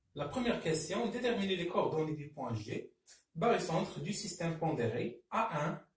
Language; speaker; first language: French; non-native, local second language; Arabic